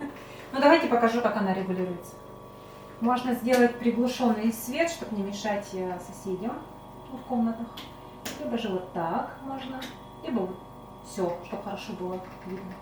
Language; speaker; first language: Russian; native; Russian